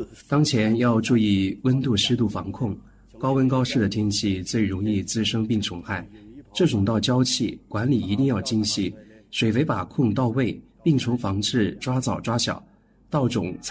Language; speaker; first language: Chinese; native; Chinese